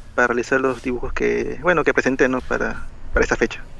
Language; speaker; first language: Spanish; native; Spanish